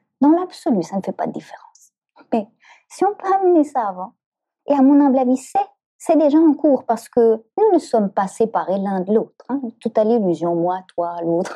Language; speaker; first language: French; native; French